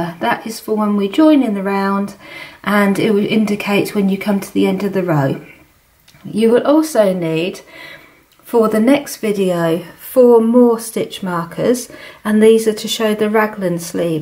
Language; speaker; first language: English; native; English